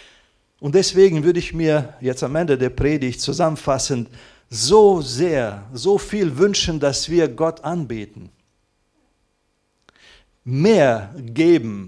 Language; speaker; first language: German; non-native, fluent; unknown